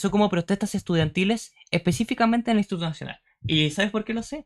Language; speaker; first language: Spanish; native; Spanish